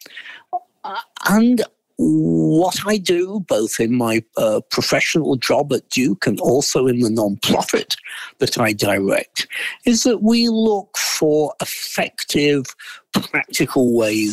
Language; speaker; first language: English; native; English